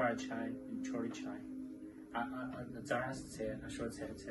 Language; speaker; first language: Ukrainian; non-native, learner; Chinese